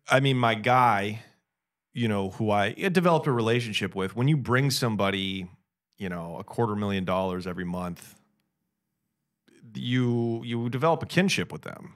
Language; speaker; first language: English; native; English